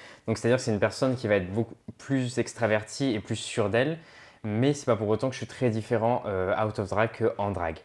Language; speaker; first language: French; native; French